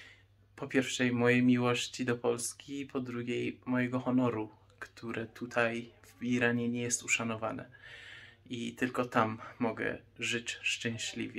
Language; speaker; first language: Polish; non-native, fluent; Persian